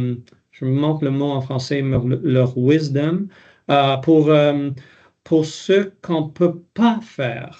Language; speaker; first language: French; non-native, local second language; English